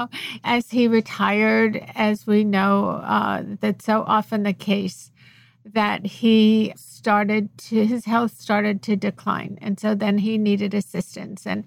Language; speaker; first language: English; native; English